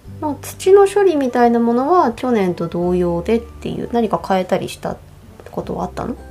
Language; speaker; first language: Japanese; native; Japanese